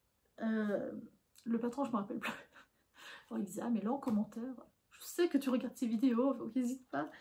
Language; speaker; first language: French; native; French